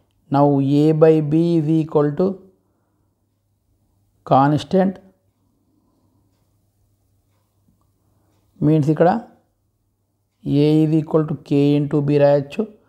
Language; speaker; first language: English; non-native, local second language; Telugu